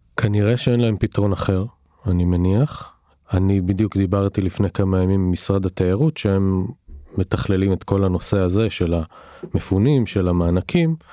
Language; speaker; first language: Hebrew; native; Hebrew